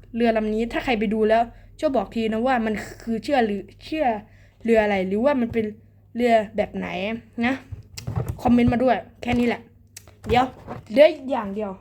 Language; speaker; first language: Thai; native; Thai